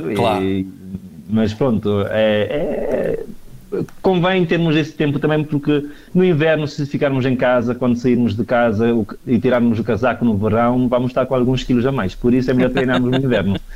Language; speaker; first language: Portuguese; non-native, local second language; Kabuverdianu